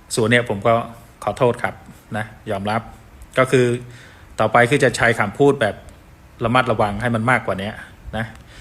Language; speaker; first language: Thai; non-native, fluent; Khmer